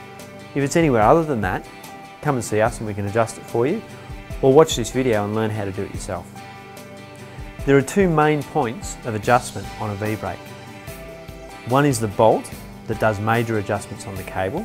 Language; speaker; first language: English; native; English